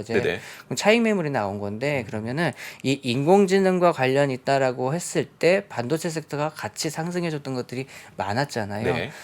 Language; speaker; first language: Korean; native; Korean